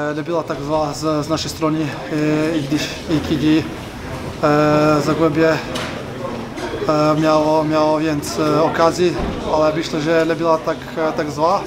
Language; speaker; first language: Polish; non-native, learner; Croatian